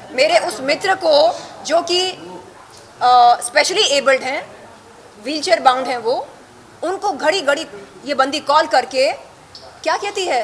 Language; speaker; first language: Hindi; native; Hindi